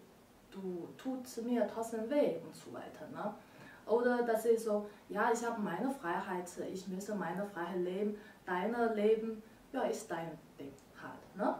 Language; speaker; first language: German; non-native, learner; Chinese